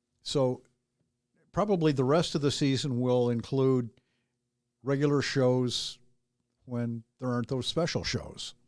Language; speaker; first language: English; native; English